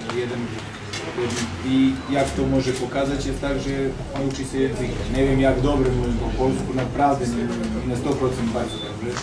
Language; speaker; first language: Polish; non-native, fluent; Serbian